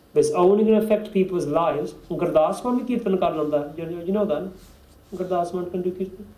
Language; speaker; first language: Punjabi; early bilingual, heritage; Punjabi